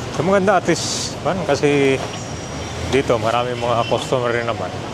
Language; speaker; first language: Filipino; native; Filipino